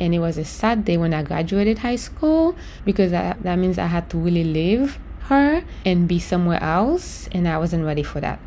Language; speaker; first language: English; non-native, fluent; Haitian Creole